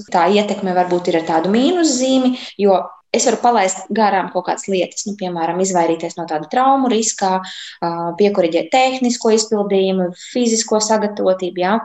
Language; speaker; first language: Latvian; native; Latvian